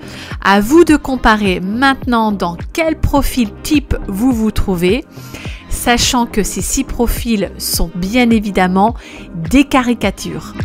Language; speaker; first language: French; native; French